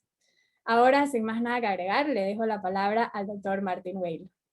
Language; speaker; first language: Spanish; native; Spanish